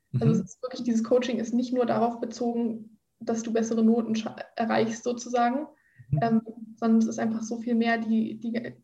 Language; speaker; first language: German; native; German